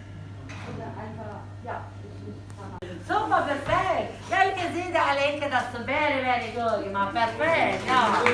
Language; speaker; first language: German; non-native, fluent; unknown